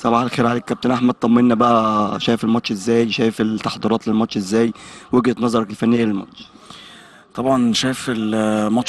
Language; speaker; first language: Arabic; native; Arabic